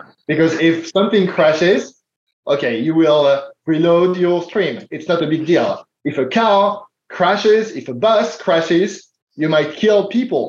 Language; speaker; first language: English; non-native, fluent; French